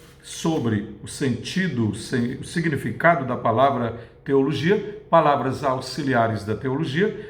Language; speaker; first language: Portuguese; native; Portuguese